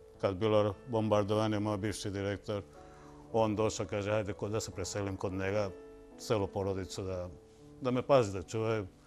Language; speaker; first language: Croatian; non-native, fluent; Bangla